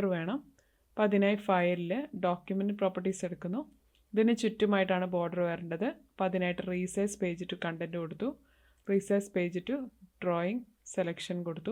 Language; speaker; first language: Malayalam; native; Malayalam